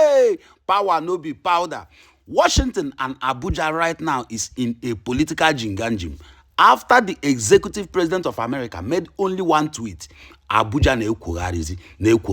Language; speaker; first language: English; non-native, local second language; Igbo